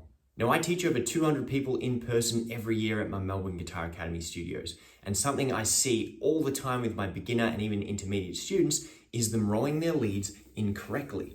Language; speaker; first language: English; native; English